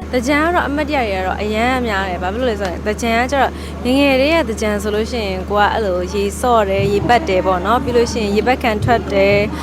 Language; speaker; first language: Burmese; non-native, local second language; Shan